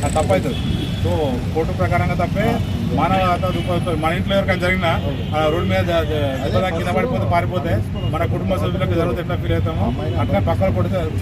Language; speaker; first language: Telugu; native; Telugu